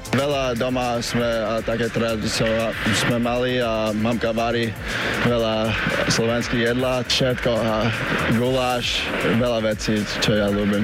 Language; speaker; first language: Slovak; early bilingual, heritage; Slovak